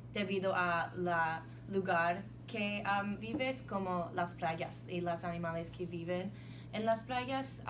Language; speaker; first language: Spanish; non-native, learner; English